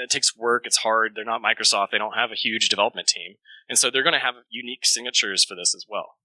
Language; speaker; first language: English; native; English